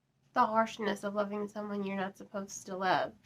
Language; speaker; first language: English; native; English